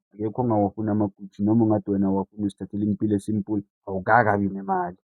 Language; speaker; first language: Zulu; native; Zulu